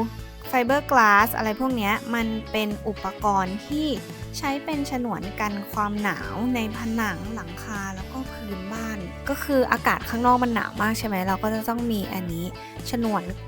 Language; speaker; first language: Thai; native; Thai